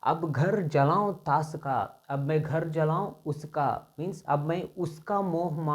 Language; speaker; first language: Hindi; non-native, local second language; Kannada